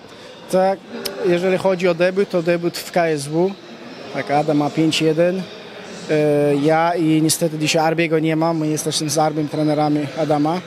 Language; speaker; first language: Polish; non-native, fluent; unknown